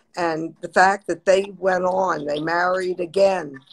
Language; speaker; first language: English; native; English